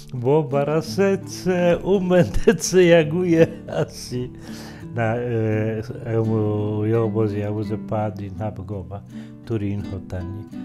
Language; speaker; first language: Kinyarwanda; non-native, fluent; Polish